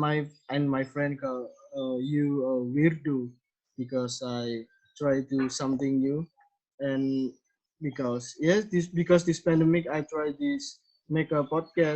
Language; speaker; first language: English; non-native, learner; Indonesian